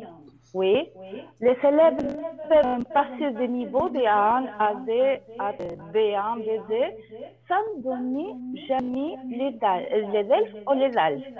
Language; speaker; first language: French; non-native, learner; Spanish